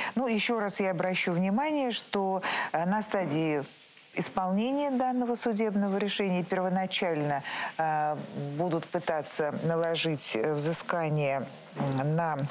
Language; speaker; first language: Russian; native; Russian